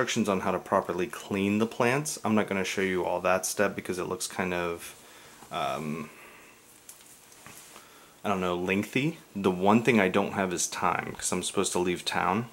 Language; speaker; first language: English; native; English